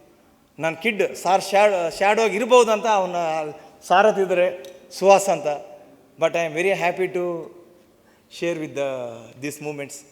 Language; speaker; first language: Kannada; non-native, local second language; Telugu